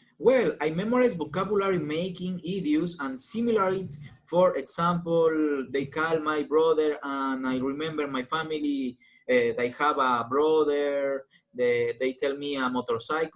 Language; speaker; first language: English; non-native, learner; Spanish